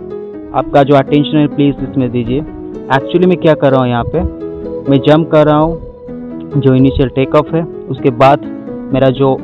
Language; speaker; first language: Hindi; non-native, local second language; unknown